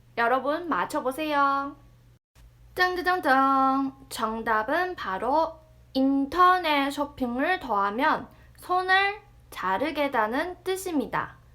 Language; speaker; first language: Korean; non-native, fluent; Chinese